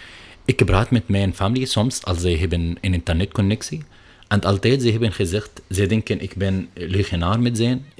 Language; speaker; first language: Dutch; non-native, learner; Arabic